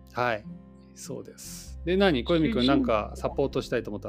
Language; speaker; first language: Japanese; native; Japanese